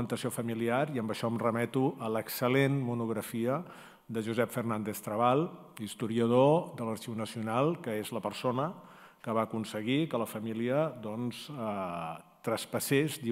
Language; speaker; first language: Catalan; native; Catalan